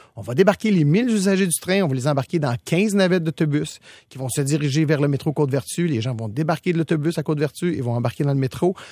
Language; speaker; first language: French; native; French